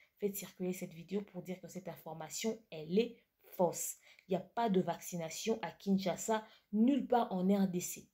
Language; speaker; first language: French; non-native, local second language; Lingala